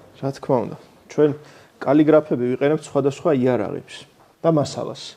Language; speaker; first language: Georgian; native; Georgian